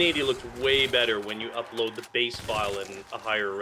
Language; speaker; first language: English; native; English